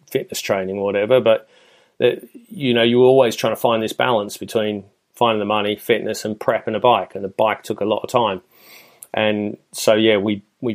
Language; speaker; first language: English; native; English